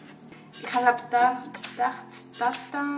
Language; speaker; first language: German; native; German